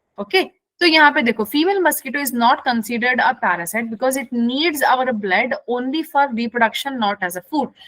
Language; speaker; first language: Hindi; non-native, local second language; Kannada